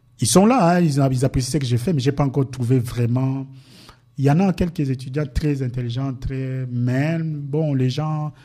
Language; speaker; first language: French; non-native, local second language; Lingala